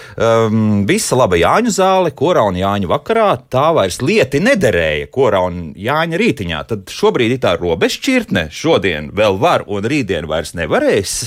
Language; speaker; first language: Latvian; native; Latvian